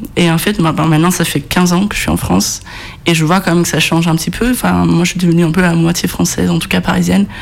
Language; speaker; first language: French; non-native, fluent; Danish